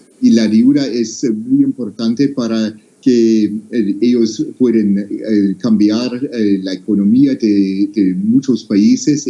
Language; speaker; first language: Spanish; non-native, fluent; English